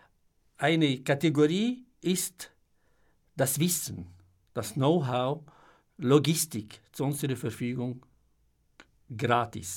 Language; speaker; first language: German; non-native, fluent; Arabic